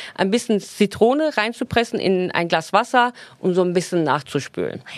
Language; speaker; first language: German; non-native, fluent; Turkish